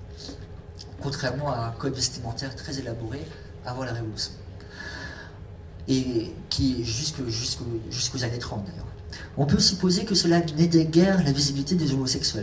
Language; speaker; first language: French; native; French